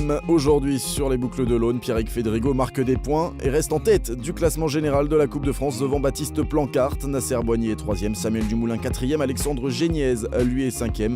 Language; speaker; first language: French; native; French